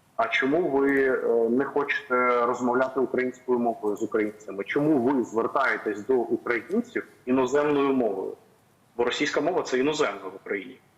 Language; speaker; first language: Ukrainian; native; Ukrainian